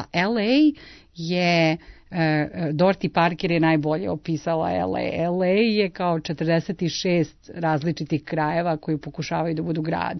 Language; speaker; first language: Serbian; early bilingual, heritage; Serbian